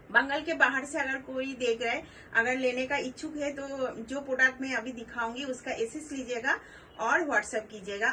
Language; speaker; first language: Hindi; non-native, local second language; Bangla